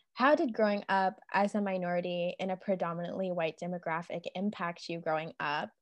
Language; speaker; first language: English; native; English